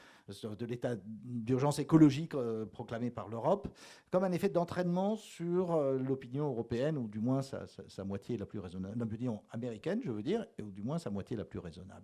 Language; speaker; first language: French; native; French